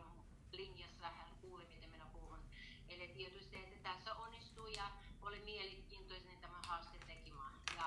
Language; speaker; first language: Finnish; non-native, learner; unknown